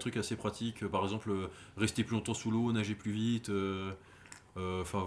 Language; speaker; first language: French; native; French